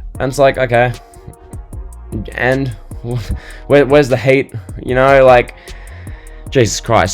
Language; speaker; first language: English; native; English